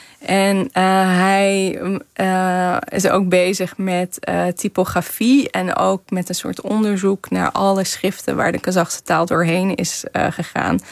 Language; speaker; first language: Dutch; early bilingual, other home language; Kazakh